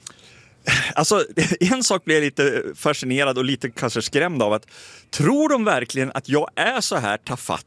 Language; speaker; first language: Swedish; native; Swedish